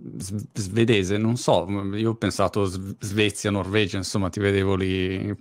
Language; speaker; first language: Italian; native; Italian